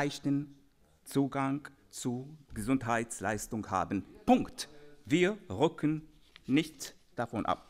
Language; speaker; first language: German; non-native, fluent; Arabic